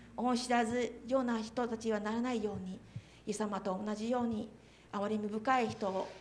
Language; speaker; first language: Japanese; non-native, fluent; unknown